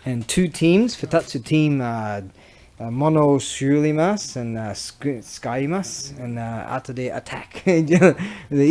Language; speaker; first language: Japanese; non-native, learner; English